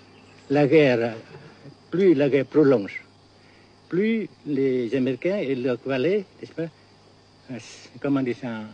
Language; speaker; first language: French; non-native, fluent; Vietnamese